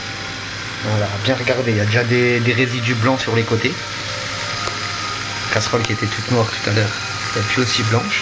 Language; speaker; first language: French; native; French